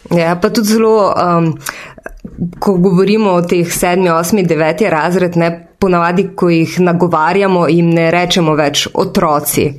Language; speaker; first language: Slovenian; native; Slovenian